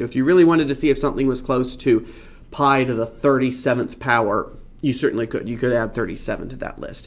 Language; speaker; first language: English; native; English